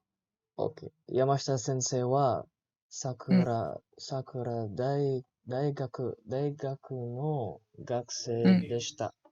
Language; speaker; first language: Japanese; non-native, learner; English